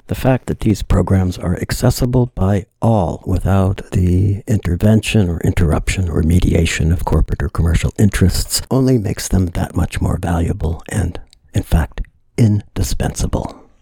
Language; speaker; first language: English; native; English